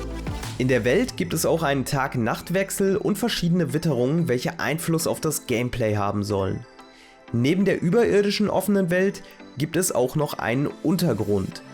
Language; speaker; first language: German; native; German